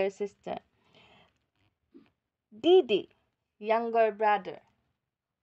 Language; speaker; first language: English; non-native, local second language; Filipino